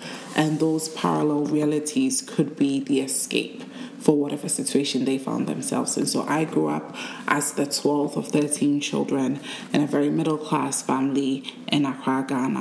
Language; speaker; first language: English; non-native, local second language; Akan